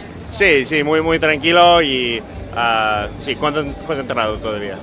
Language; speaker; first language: Spanish; non-native, fluent; English